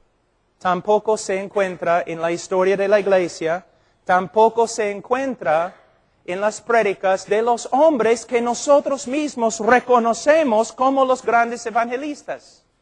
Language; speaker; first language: Spanish; non-native, fluent; English